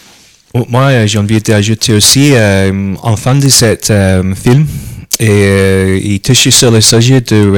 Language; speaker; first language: French; non-native, learner; English